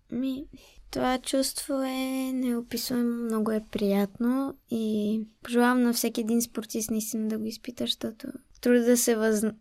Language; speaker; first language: Bulgarian; early bilingual, heritage; Bulgarian